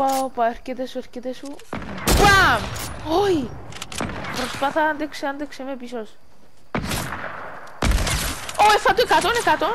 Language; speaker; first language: Greek; native; Greek